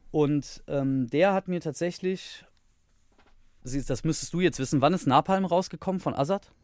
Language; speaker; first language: German; early bilingual, heritage; Greek